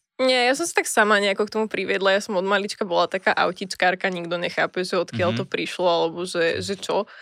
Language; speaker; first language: Slovak; native; Slovak